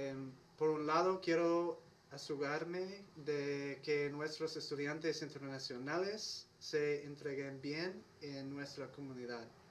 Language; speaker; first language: Spanish; non-native, learner; English